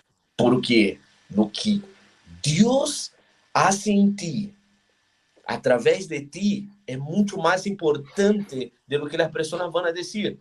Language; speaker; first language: Spanish; non-native, fluent; Portuguese